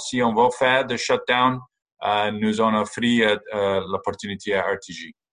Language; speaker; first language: French; non-native, learner; English